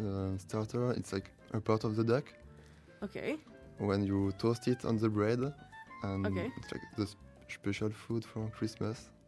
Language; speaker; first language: English; non-native, learner; French